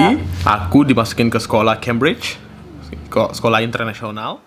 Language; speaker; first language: Indonesian; non-native, fluent; Russian